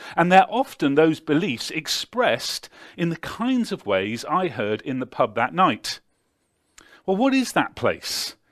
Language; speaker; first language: English; native; English